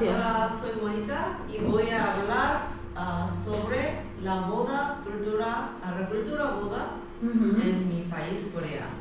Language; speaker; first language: Spanish; non-native, learner; Korean